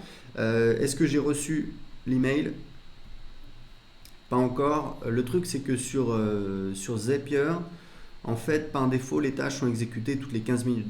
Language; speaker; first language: French; native; French